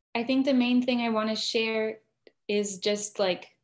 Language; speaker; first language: English; native; English